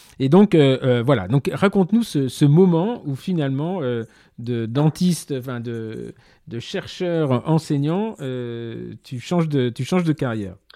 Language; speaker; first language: French; native; French